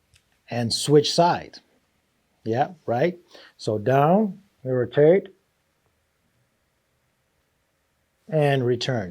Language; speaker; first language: English; non-native, fluent; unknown